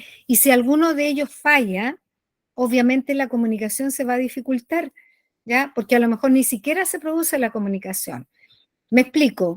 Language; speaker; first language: Spanish; native; Spanish